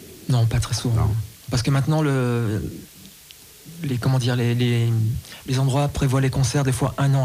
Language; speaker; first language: French; native; French